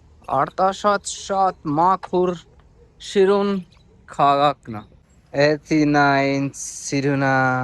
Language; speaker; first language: Armenian; non-native, learner; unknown